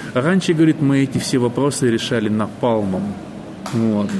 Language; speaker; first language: Russian; native; Russian